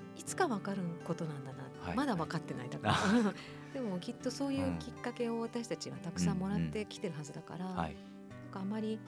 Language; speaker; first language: Japanese; early bilingual, heritage; English